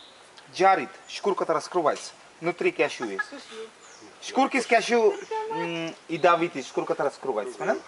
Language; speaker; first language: Russian; non-native, learner; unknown